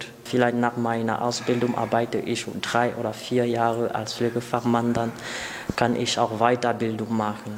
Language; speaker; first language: German; non-native, learner; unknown